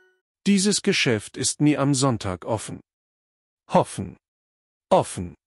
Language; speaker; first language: German; non-native, learner; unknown